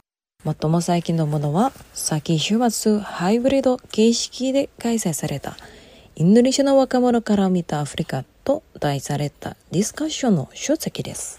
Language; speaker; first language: Japanese; non-native, fluent; Indonesian